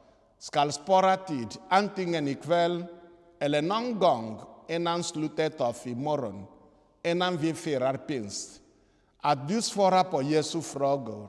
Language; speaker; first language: Swedish; non-native, fluent; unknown